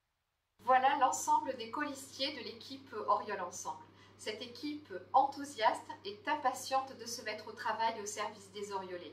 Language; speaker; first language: French; native; French